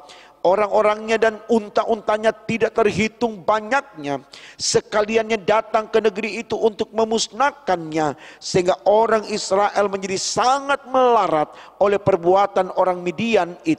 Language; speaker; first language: Indonesian; native; Indonesian